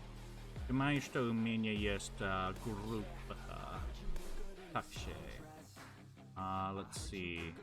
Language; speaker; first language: Russian; non-native, learner; English